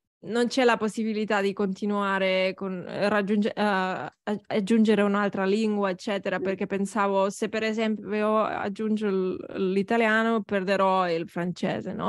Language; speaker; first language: Italian; non-native, learner; Catalan